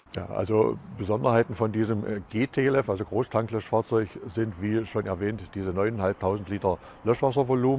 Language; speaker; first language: German; native; German